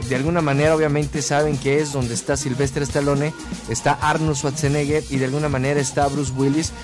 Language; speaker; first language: Spanish; native; Spanish